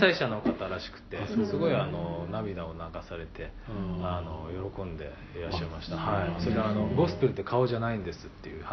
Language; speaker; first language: Japanese; native; Japanese